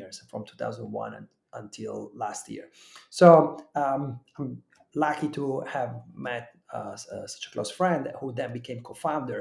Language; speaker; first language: English; non-native, fluent; Italian